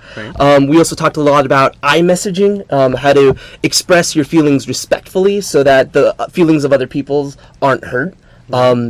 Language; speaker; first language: English; native; English